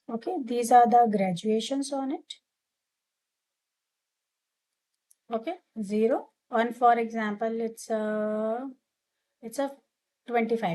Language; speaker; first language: English; non-native, local second language; Hindi